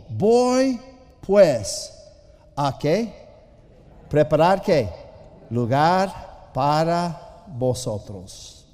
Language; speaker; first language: Spanish; non-native, fluent; English